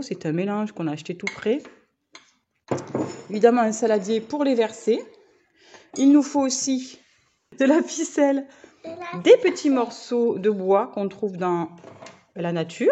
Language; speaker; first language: French; native; French